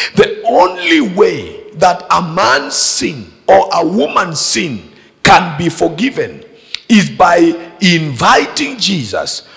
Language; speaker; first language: English; non-native, local second language; Swahili